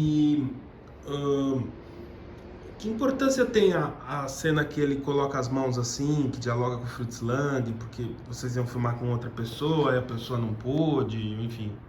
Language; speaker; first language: Portuguese; native; Portuguese